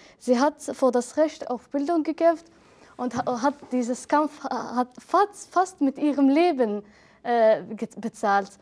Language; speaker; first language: German; non-native, fluent; Arabic